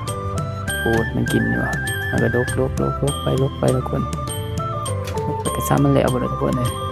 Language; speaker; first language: Thai; non-native, local second language; Northeastern Thai